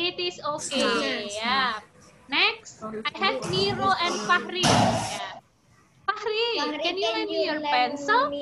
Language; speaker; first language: English; non-native, fluent; Indonesian